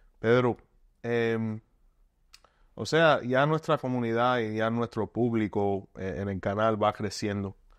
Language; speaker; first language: Spanish; early bilingual, heritage; Spanish